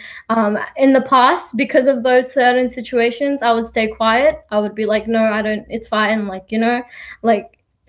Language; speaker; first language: English; early bilingual, other home language; Nepali